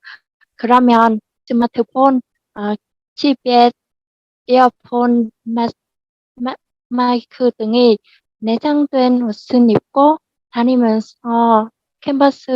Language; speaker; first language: Korean; non-native, learner; Vietnamese